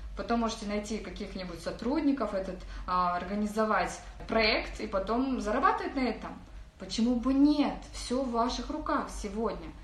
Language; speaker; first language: Russian; native; Russian